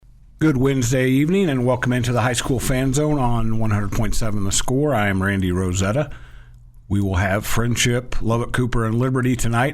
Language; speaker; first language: English; native; English